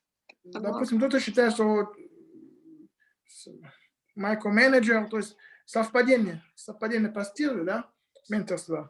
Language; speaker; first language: Russian; non-native, fluent; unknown